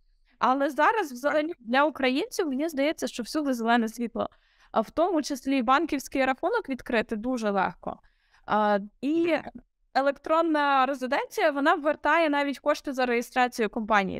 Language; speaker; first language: Ukrainian; native; Ukrainian